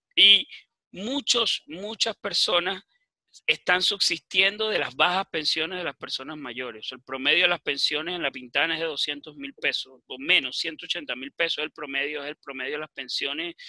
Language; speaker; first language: Spanish; native; Spanish